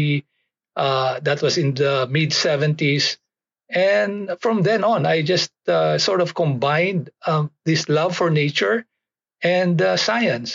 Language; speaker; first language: English; non-native, local second language; Filipino